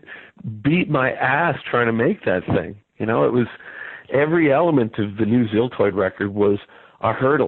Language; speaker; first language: English; native; English